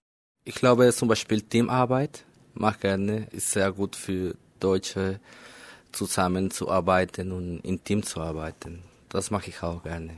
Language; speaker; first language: German; non-native, fluent; Spanish